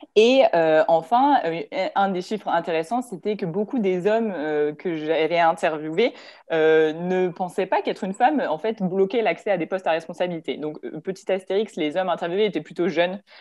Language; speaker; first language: French; native; French